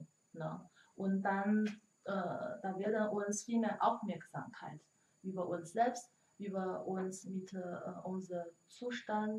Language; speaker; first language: German; non-native, learner; Chinese